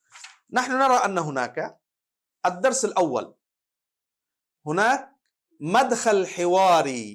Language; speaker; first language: Arabic; non-native, fluent; Bangla